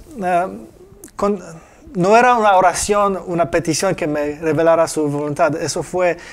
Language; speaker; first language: Spanish; non-native, fluent; Polish